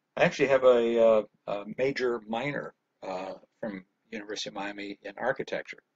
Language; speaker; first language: English; native; English